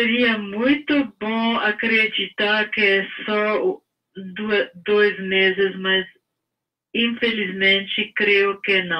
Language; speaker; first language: Portuguese; non-native, fluent; English